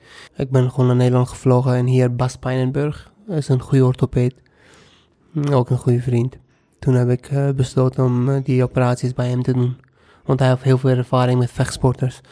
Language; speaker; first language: Dutch; non-native, fluent; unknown